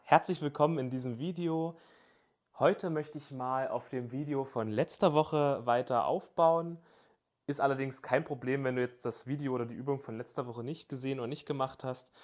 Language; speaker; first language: German; native; German